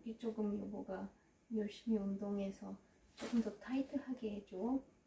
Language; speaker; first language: Korean; non-native, fluent; Russian